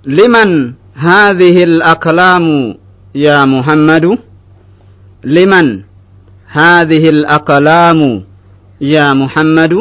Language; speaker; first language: Arabic; non-native, fluent; Indonesian